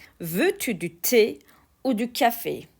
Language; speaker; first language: French; non-native, fluent; Turkish